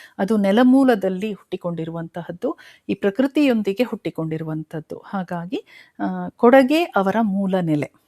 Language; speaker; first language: Kannada; non-native, local second language; Kodava